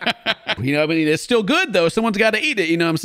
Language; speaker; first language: English; native; English